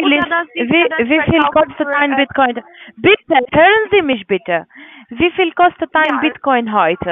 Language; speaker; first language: German; non-native, learner; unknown